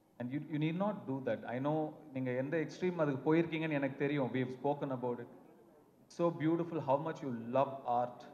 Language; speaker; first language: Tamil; native; Tamil